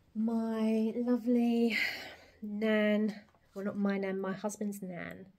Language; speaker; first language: English; native; English